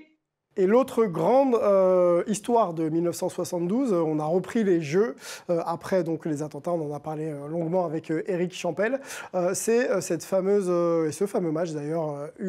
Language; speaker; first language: French; native; French